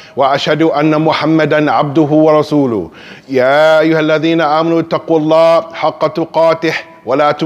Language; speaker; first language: Arabic; non-native, learner; English